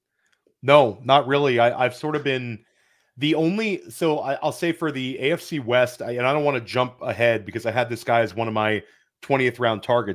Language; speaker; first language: English; native; English